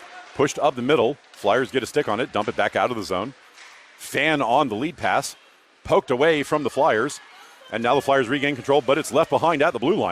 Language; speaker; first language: English; native; English